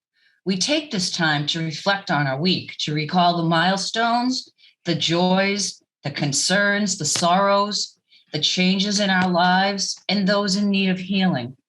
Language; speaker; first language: English; native; English